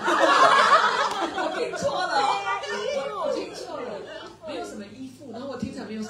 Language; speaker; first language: Chinese; native; Chinese